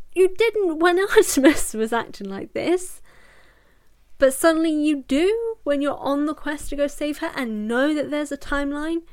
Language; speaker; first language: English; native; English